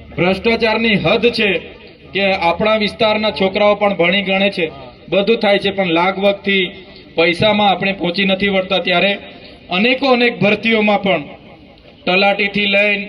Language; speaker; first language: Gujarati; non-native, local second language; Bhili